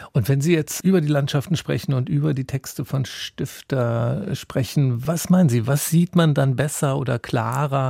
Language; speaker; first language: German; native; German